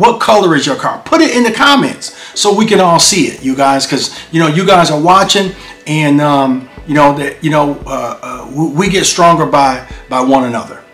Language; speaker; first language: English; native; English